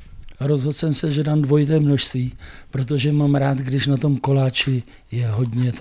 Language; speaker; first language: Czech; native; Czech